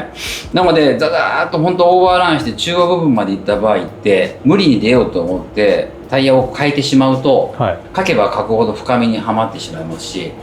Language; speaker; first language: Japanese; native; Japanese